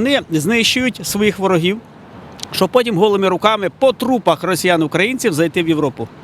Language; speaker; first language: Ukrainian; non-native, local second language; Russian